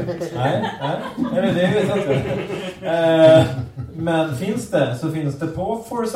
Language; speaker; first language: Swedish; native; Swedish